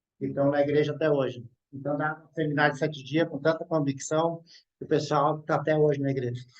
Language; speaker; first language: Portuguese; native; Portuguese